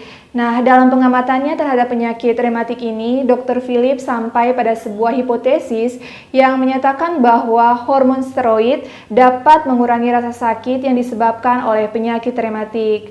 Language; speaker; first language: Indonesian; native; Indonesian